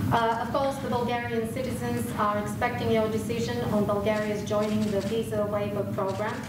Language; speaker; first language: English; non-native, fluent; Bulgarian